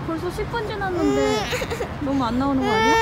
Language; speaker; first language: Korean; native; Korean